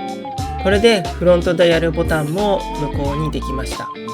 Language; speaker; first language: Japanese; native; Japanese